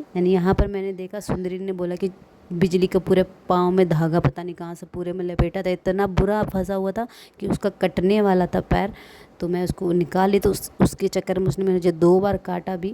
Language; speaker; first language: Hindi; native; Hindi